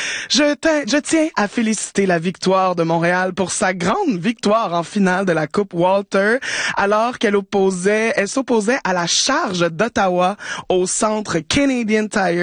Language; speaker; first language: French; native; French